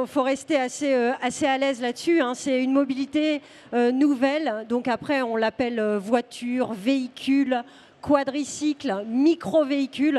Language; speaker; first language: French; native; French